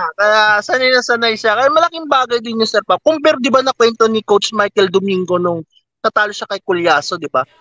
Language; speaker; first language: Filipino; native; Filipino